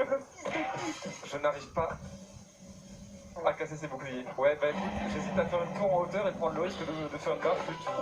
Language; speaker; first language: French; native; French